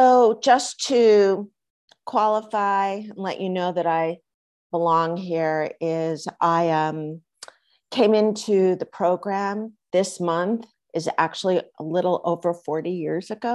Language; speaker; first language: English; native; English